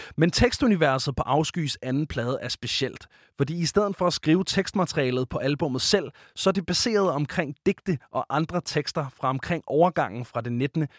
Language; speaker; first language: Danish; native; Danish